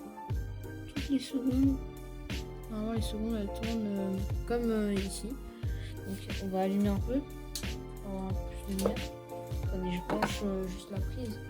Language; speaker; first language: French; native; French